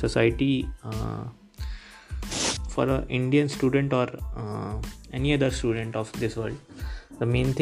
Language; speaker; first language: English; non-native, local second language; Hindi